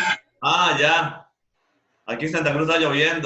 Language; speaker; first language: Spanish; native; Spanish